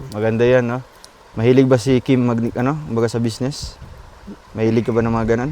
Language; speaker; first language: Filipino; non-native, local second language; Cebuano